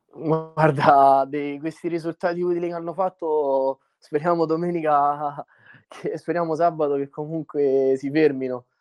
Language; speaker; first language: Italian; native; Italian